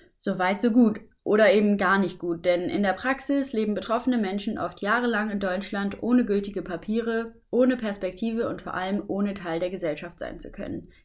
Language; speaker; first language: German; native; German